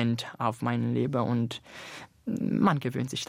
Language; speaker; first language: German; non-native, learner; Italian